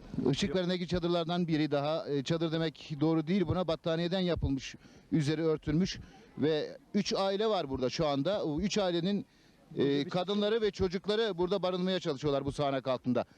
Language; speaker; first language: Turkish; native; Turkish